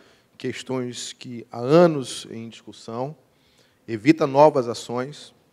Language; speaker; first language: Portuguese; native; Portuguese